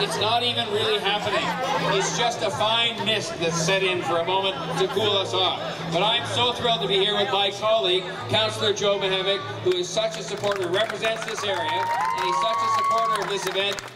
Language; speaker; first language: English; native; English